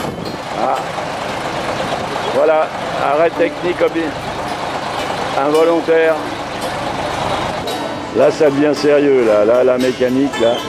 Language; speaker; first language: French; native; French